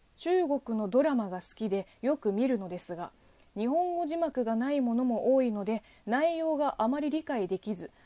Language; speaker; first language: Japanese; non-native, fluent; Chinese